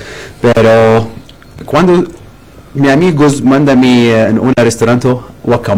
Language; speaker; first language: Spanish; non-native, learner; Arabic